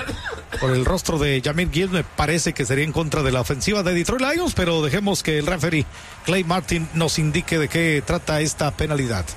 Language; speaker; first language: Spanish; native; Spanish